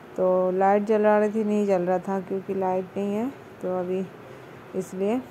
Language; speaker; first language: Hindi; non-native, local second language; Bangla